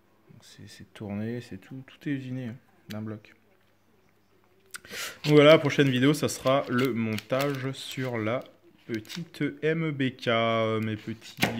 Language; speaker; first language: French; native; French